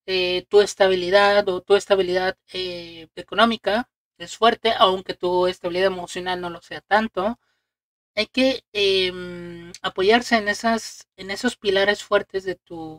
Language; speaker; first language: Spanish; native; Spanish